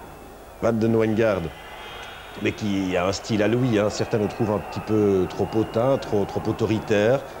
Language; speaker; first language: French; native; French